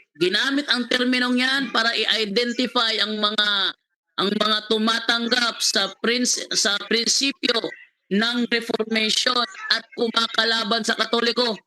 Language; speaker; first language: Filipino; non-native, local second language; Cebuano